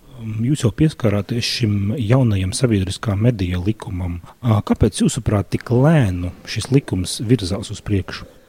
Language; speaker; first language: Latvian; native; Latvian